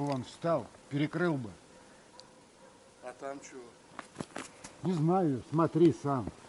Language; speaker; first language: Russian; native; Russian